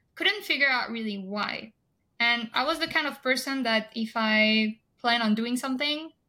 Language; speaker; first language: English; non-native, fluent; French